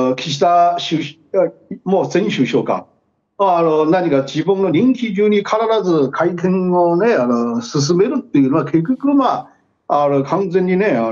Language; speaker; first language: Japanese; non-native, fluent; Chinese